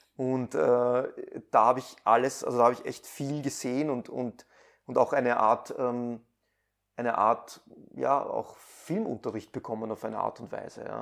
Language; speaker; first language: German; early bilingual, other home language; Persian